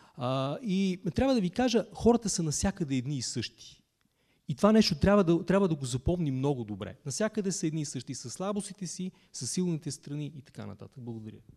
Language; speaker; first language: Bulgarian; native; Bulgarian